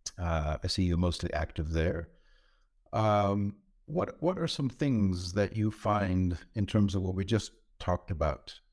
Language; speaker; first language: English; non-native, fluent; Dutch